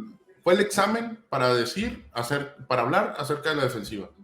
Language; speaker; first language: Spanish; native; Spanish